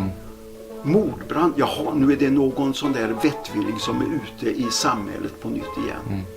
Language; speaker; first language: Swedish; native; Swedish